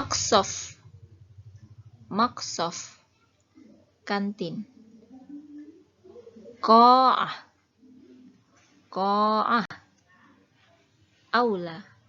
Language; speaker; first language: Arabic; non-native, fluent; Indonesian